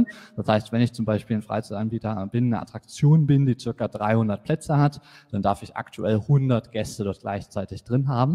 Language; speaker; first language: German; native; German